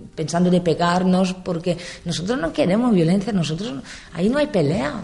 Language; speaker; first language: Spanish; non-native, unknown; Italian